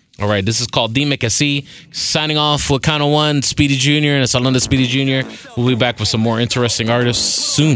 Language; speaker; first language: English; early bilingual, other home language; Spanish